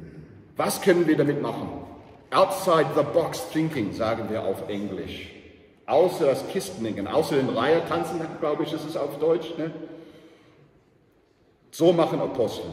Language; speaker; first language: German; non-native, learner; English